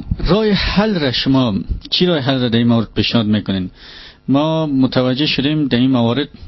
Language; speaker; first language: Persian; native; Persian